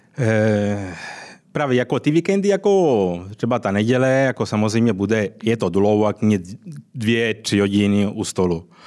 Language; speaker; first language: Czech; non-native, learner; Italian